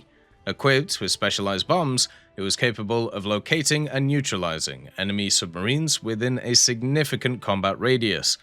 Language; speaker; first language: English; native; English